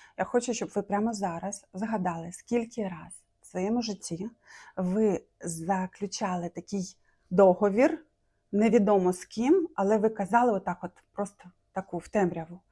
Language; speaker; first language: Ukrainian; non-native, local second language; Russian